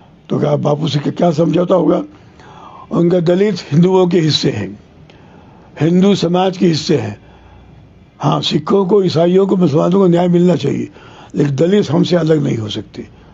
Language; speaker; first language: Hindi; non-native, local second language; Telugu